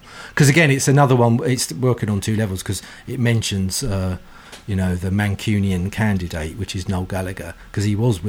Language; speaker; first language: English; native; English